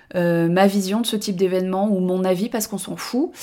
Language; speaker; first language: French; native; French